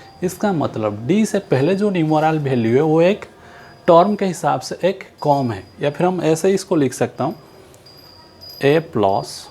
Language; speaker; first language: Hindi; non-native, local second language; Odia